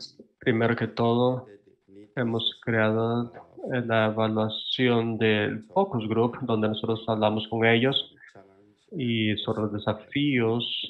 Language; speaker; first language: Spanish; non-native, fluent; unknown